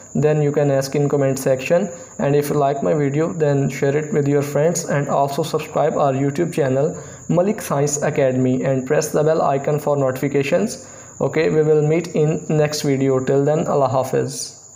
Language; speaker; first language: English; non-native, local second language; Urdu